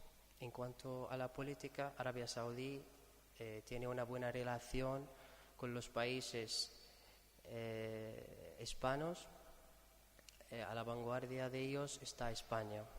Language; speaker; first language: Spanish; non-native, fluent; Arabic